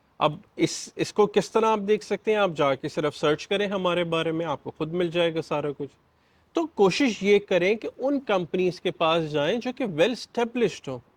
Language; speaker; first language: Urdu; native; Urdu